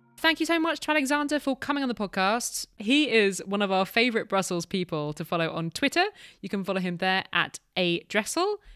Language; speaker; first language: English; native; English